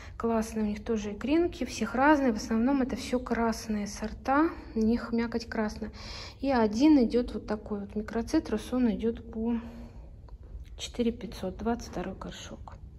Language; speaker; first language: Russian; native; Russian